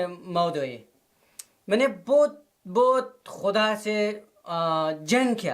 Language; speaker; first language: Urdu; non-native, learner; Persian